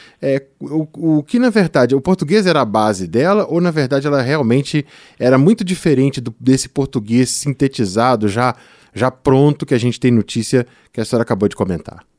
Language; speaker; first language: Portuguese; native; Portuguese